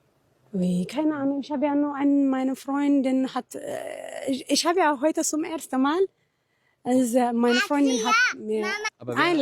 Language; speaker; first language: German; non-native, learner; Tigrinya